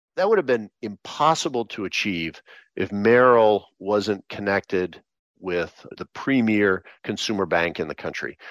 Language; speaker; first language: English; native; English